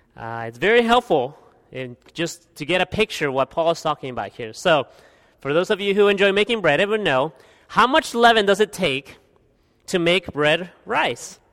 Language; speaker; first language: English; early bilingual, other home language; Spanish